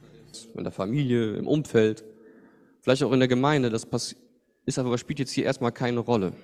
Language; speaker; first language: German; native; German